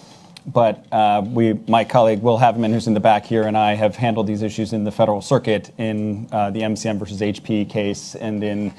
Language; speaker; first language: English; native; English